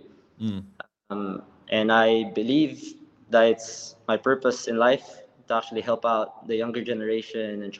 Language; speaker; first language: English; non-native, local second language; Filipino